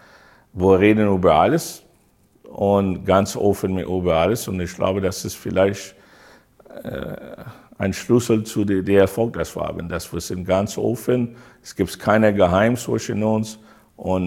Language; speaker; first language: German; non-native, learner; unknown